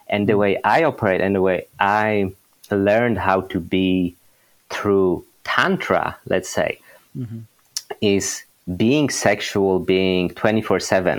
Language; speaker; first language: English; non-native, fluent; Polish